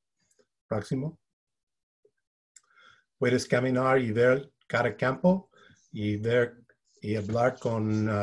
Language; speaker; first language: Spanish; non-native, fluent; English